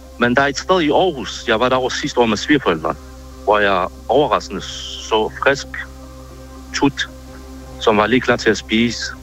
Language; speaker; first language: Danish; early bilingual, other home language; Kurdish